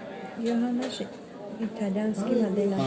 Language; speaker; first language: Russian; non-native, local second language; Tajik